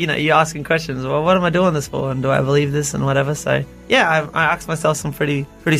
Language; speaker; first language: English; native; English